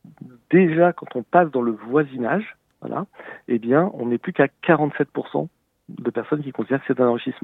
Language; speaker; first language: French; native; French